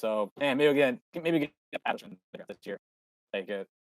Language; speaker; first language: English; native; English